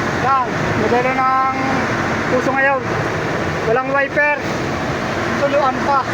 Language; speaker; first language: Filipino; native; Filipino